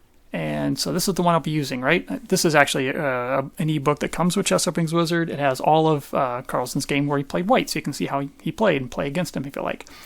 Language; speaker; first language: English; native; English